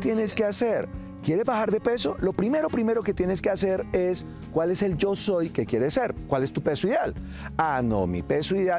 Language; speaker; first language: Spanish; native; Spanish